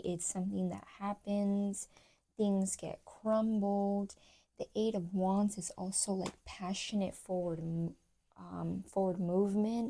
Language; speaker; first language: English; native; English